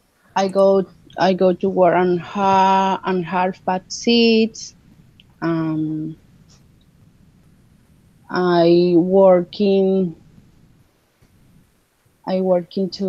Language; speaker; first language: English; non-native, learner; Spanish